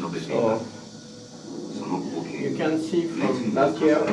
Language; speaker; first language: English; non-native, learner; French